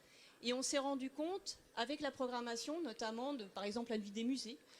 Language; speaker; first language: French; native; French